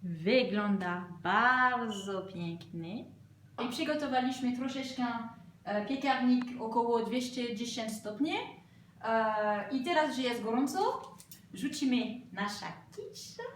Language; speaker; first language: Polish; non-native, learner; French